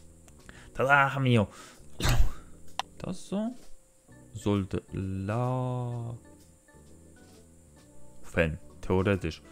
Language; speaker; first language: German; non-native, learner; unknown